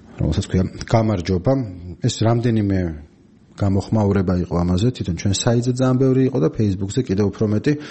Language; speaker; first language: Georgian; native; Georgian